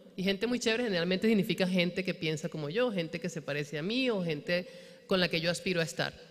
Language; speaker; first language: Spanish; native; Spanish